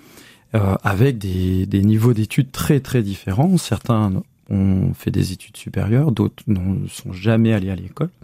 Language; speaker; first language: French; native; French